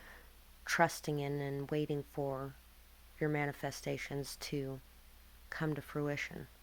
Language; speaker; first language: English; native; English